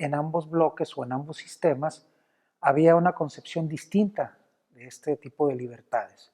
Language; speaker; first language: Spanish; native; Spanish